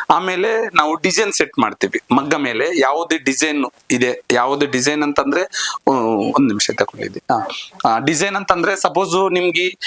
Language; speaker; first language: Kannada; non-native, local second language; Telugu